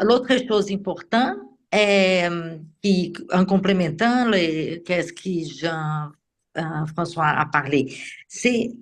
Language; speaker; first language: French; non-native, fluent; Portuguese